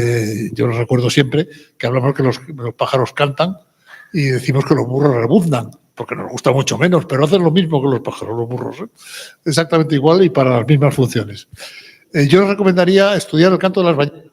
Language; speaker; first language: Spanish; native; Spanish